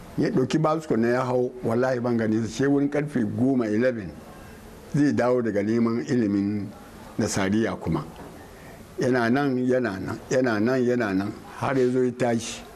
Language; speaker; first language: Hausa; native; Hausa